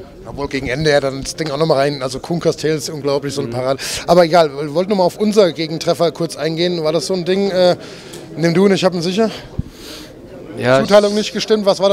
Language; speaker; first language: German; native; German